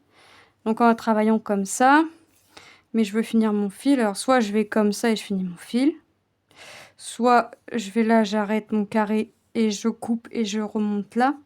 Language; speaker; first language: French; native; French